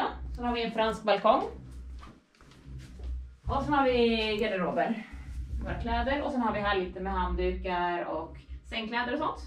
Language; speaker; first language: Swedish; native; Swedish